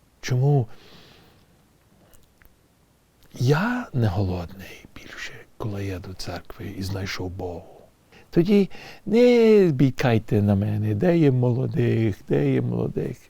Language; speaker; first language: Ukrainian; early bilingual, heritage; English